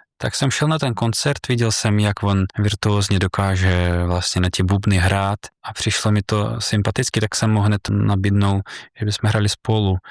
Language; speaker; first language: Czech; non-native, fluent; Russian